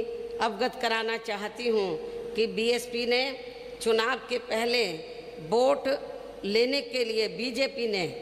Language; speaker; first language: Hindi; native; Hindi